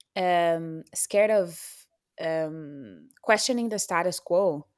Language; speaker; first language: English; non-native, fluent; Haitian Creole